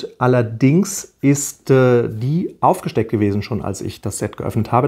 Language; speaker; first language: German; native; German